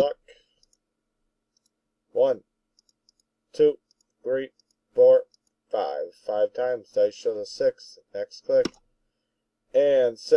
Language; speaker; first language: English; native; English